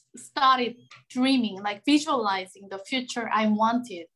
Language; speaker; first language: English; non-native, fluent; Korean